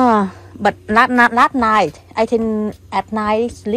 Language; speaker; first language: English; non-native, learner; Vietnamese